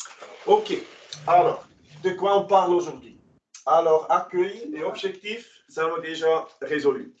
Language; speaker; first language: French; non-native, local second language; German